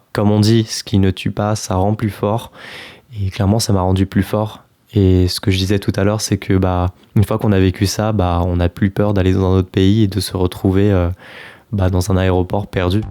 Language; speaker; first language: French; native; French